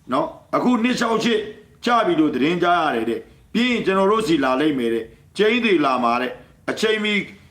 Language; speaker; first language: Burmese; native; Burmese